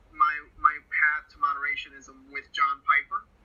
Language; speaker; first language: English; non-native, fluent; Spanish